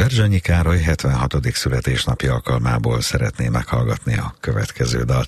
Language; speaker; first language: Hungarian; native; Hungarian